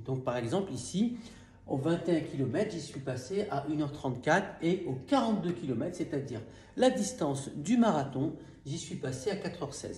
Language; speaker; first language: French; native; French